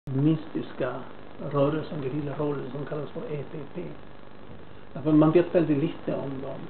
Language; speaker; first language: Swedish; non-native, fluent; Spanish